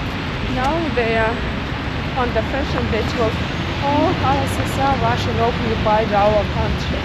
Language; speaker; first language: English; non-native, learner; Russian